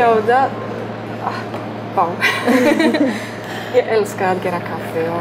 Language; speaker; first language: Icelandic; non-native, learner; Polish